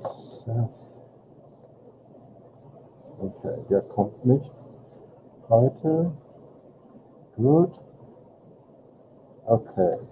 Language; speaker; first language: German; non-native, fluent; English